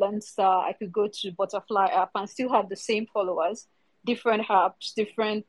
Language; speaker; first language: English; non-native, local second language; Yoruba